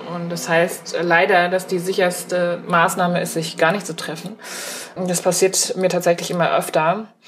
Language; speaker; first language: German; early bilingual, other home language; Chinese